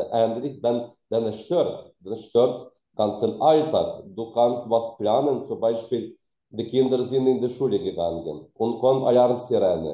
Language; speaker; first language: German; non-native, fluent; Ukrainian